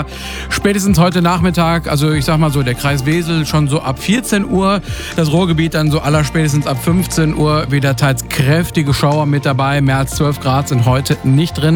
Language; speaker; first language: German; native; German